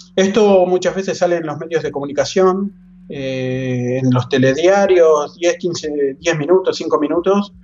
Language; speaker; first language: Spanish; native; Spanish